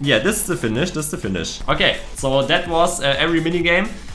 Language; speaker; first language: English; non-native, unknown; German